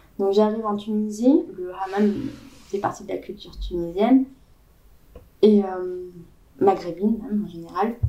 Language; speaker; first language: French; native; French